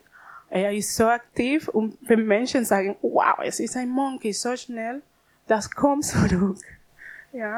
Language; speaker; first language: German; non-native, learner; Spanish